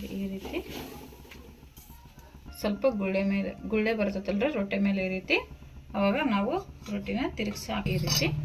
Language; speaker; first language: Kannada; native; Kannada